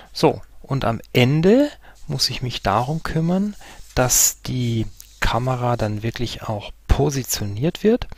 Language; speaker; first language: German; native; German